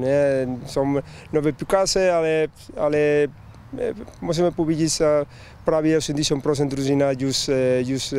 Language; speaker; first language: Polish; non-native, learner; Spanish